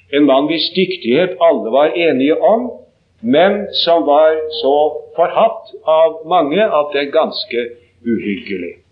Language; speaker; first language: Norwegian; native; Norwegian